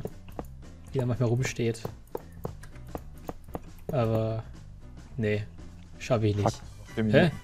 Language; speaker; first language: German; native; German